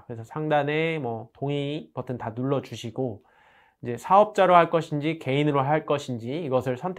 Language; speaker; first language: Korean; native; Korean